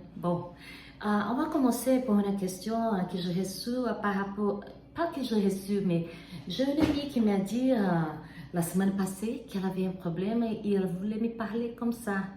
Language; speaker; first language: French; non-native, fluent; Portuguese